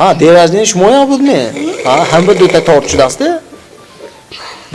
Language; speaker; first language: Russian; non-native, local second language; Tajik